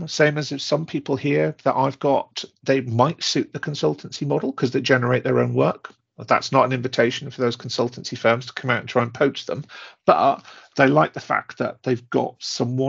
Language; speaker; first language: English; native; English